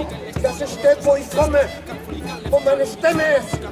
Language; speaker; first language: German; non-native, learner; Spanish